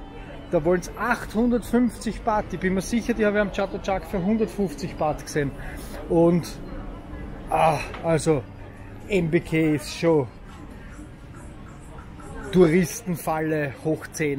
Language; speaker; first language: German; native; German